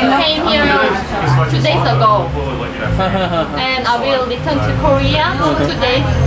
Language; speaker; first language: English; non-native, learner; Korean